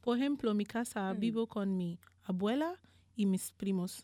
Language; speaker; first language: Spanish; non-native, learner; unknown